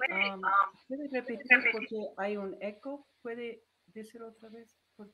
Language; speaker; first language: Spanish; non-native, fluent; English